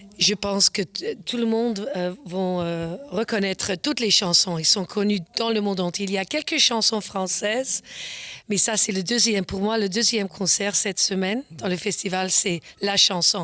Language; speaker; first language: French; non-native, fluent; English